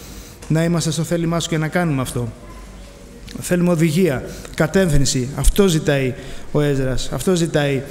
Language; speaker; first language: Greek; native; Greek